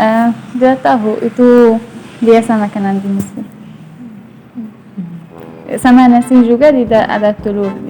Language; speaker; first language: Indonesian; non-native, learner; Arabic